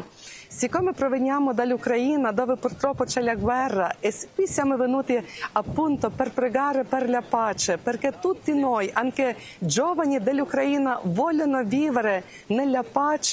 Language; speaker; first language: Italian; non-native, fluent; Ukrainian